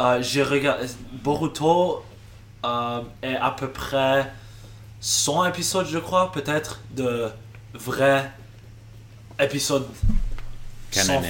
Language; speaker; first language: French; non-native, local second language; English